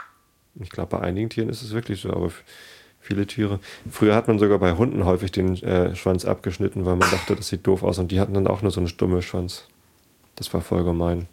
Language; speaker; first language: German; native; German